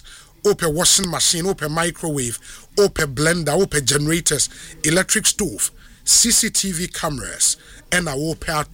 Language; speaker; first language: English; non-native, local second language; Akan